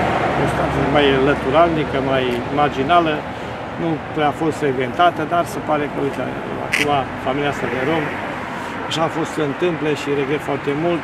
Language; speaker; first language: Romanian; native; Romanian